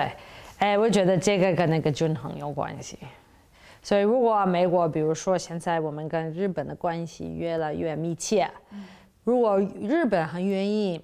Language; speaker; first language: Chinese; non-native, fluent; English